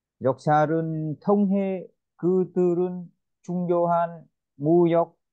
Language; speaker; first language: Korean; non-native, learner; Vietnamese